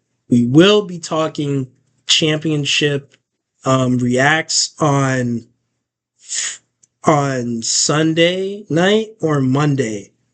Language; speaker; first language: English; native; English